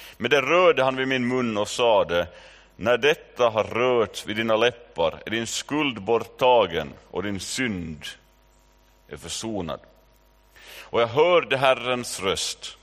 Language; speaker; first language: Swedish; native; Swedish